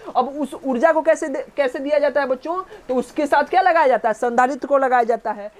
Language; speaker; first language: Hindi; native; Hindi